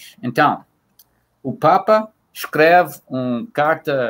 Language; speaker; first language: Portuguese; non-native, fluent; English